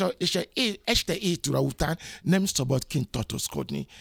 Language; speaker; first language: Hungarian; non-native, learner; Yoruba